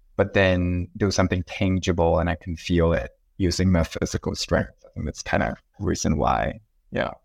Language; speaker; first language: English; non-native, fluent; Thai